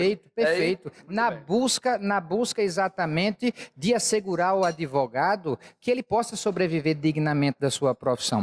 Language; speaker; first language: Portuguese; native; Portuguese